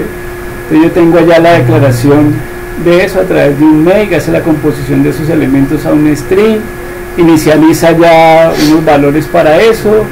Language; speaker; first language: Spanish; native; Spanish